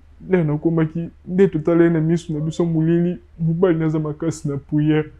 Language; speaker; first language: Lingala; non-native, local second language; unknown